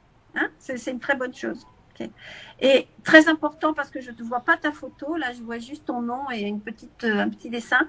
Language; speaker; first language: French; native; French